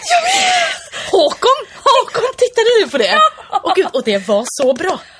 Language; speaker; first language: Swedish; native; Swedish